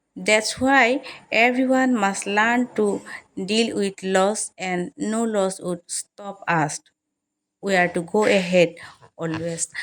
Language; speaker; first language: English; non-native, local second language; Assamese